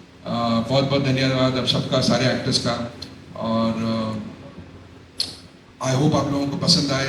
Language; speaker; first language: Hindi; native; Hindi